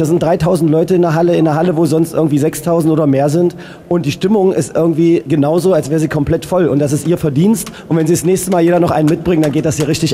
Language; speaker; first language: German; native; German